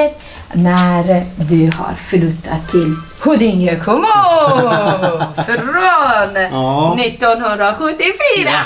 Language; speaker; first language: Swedish; non-native, fluent; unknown